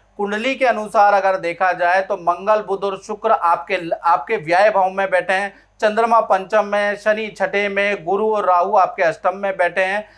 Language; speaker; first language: Hindi; native; Hindi